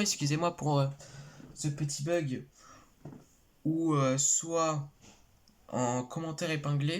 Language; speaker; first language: French; native; French